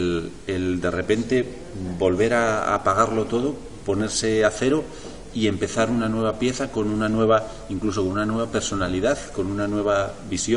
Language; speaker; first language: Spanish; native; Spanish